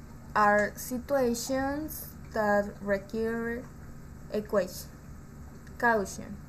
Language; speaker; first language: English; non-native, learner; Spanish